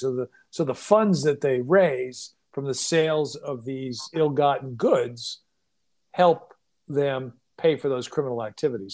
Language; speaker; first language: English; native; English